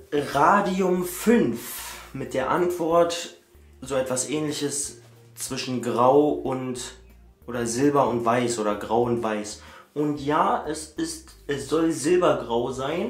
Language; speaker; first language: German; native; German